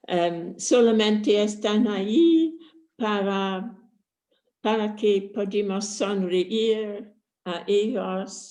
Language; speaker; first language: Spanish; non-native, fluent; English